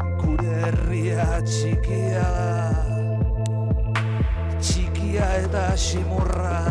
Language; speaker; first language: Basque; native; Basque